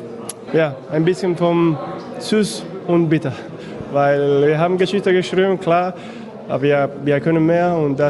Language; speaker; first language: German; non-native, fluent; Spanish